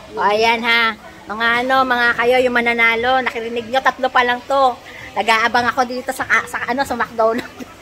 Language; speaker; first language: Filipino; native; Filipino